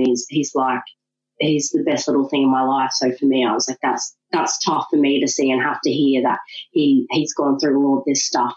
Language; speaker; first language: English; native; English